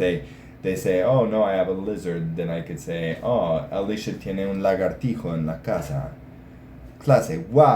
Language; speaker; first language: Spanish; non-native, fluent; English